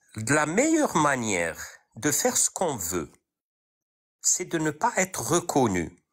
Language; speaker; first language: French; non-native, local second language; Arabic